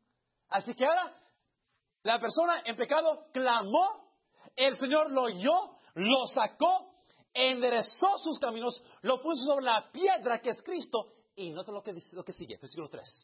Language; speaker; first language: Spanish; early bilingual, heritage; Spanish